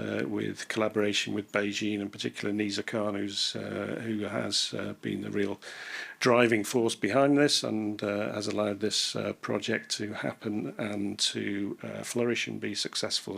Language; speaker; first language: English; native; English